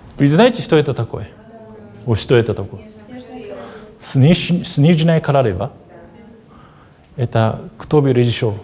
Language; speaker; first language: Russian; non-native, fluent; Japanese